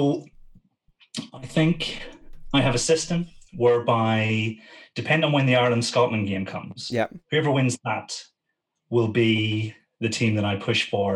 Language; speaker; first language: English; native; English